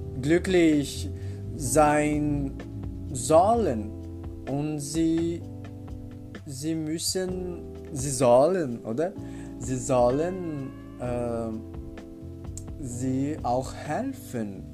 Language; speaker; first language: German; non-native, learner; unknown